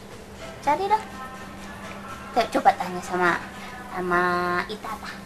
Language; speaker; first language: Indonesian; native; Indonesian